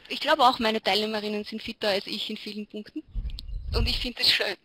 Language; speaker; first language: German; native; German